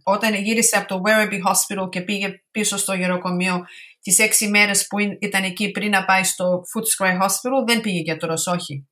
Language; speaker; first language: Greek; early bilingual, heritage; Greek